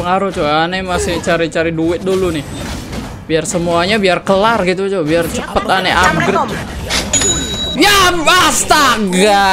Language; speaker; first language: Indonesian; native; Indonesian